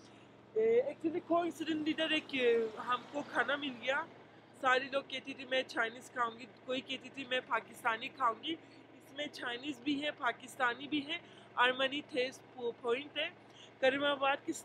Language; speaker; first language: Hindi; non-native, fluent; Turkish